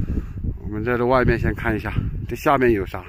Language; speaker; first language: Chinese; native; Chinese